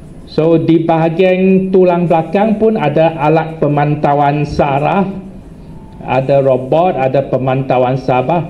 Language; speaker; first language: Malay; non-native, local second language; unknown